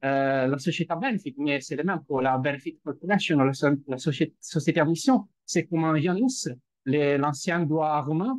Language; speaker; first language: French; non-native, fluent; Italian